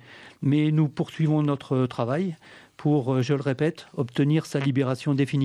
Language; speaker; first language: French; native; French